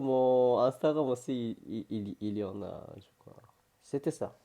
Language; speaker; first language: French; non-native, learner; Korean